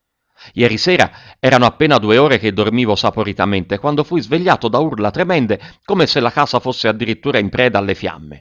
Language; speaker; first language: Italian; native; Italian